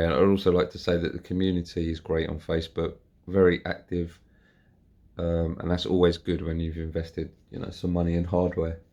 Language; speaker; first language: English; native; English